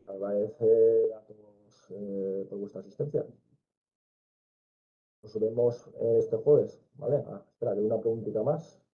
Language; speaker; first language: Spanish; native; Spanish